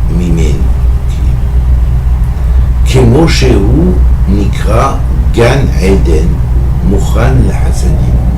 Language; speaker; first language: Hebrew; non-native, fluent; French